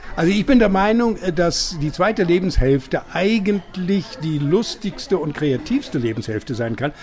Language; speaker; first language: German; non-native, fluent; English